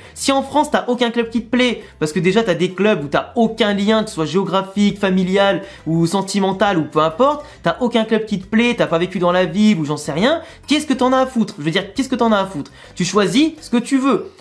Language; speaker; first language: French; native; French